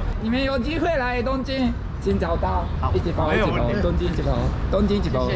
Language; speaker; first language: Chinese; non-native, learner; Japanese